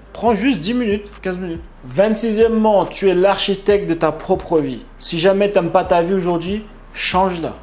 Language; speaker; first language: French; native; French